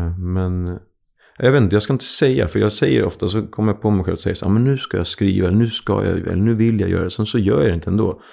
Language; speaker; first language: Swedish; native; Swedish